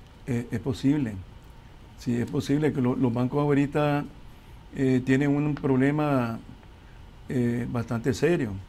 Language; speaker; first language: Spanish; native; Spanish